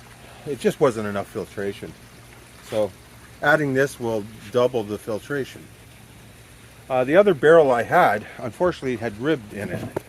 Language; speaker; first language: English; native; English